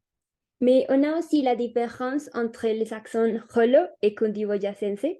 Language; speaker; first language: French; non-native, learner; Spanish